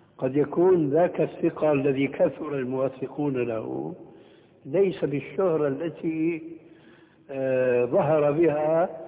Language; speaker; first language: Arabic; early bilingual, other home language; Albanian